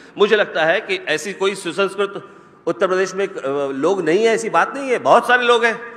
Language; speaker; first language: Hindi; non-native, local second language; Marathi